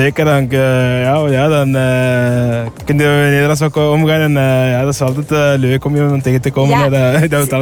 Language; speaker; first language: Dutch; early bilingual, other home language; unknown